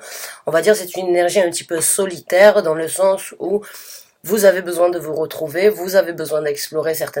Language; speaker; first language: French; native; French